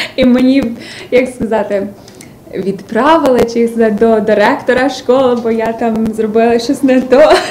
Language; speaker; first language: Ukrainian; early bilingual, other home language; English